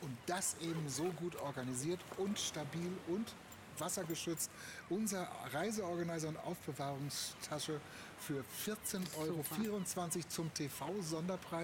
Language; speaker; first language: German; native; German